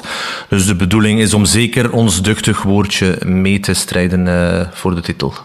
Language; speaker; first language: Dutch; native; Dutch